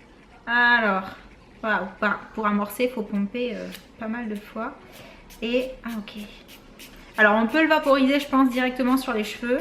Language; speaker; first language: French; native; French